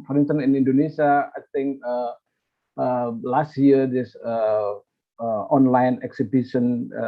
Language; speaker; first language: English; non-native, fluent; Indonesian